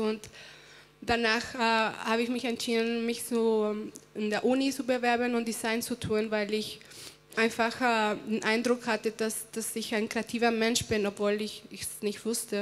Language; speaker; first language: German; non-native, fluent; Spanish